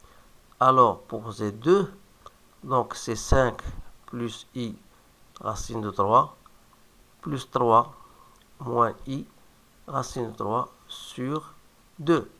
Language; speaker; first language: French; non-native, local second language; Arabic